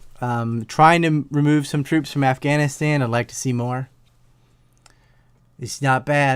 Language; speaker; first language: English; native; English